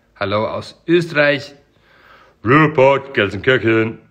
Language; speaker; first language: German; non-native, fluent; English